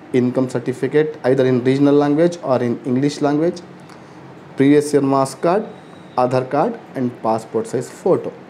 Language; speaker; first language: Hindi; non-native, local second language; Urdu